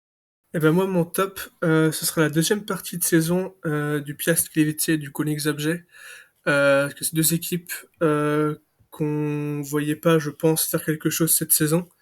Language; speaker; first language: French; native; French